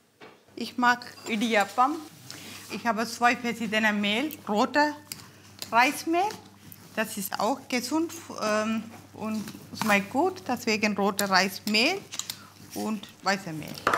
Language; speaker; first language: German; non-native, learner; Tamil